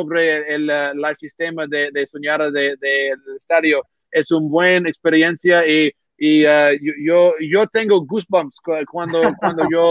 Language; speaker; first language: Spanish; non-native, learner; English